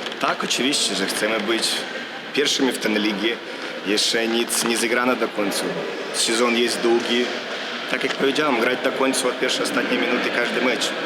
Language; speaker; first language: Polish; non-native, fluent; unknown